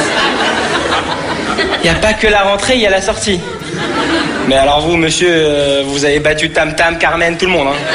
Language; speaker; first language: French; native; French